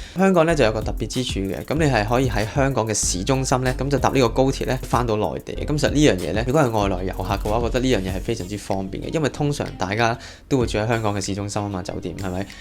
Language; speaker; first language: Cantonese; native; Cantonese